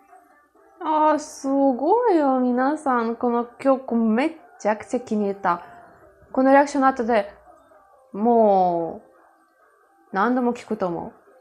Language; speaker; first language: Japanese; non-native, learner; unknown